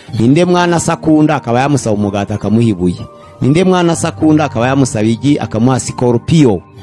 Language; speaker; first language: Kinyarwanda; native; Kinyarwanda